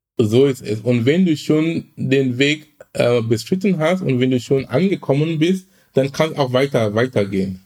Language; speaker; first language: German; non-native, fluent; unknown